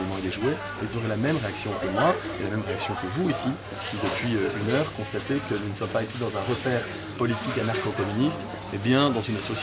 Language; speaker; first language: French; native; French